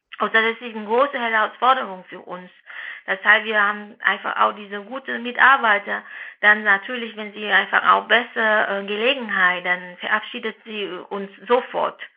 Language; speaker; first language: German; non-native, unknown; Vietnamese